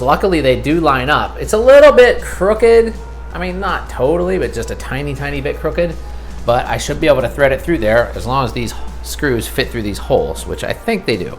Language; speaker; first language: English; native; English